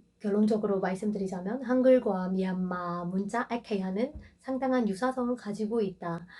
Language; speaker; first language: Korean; non-native, fluent; Burmese